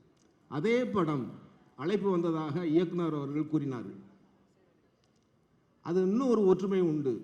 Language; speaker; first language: Tamil; native; Tamil